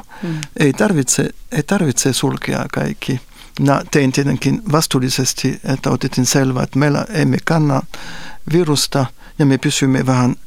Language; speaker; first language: Finnish; non-native, fluent; French